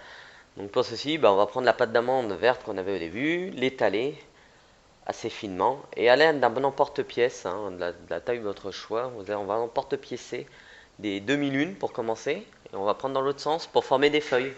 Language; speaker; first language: French; native; French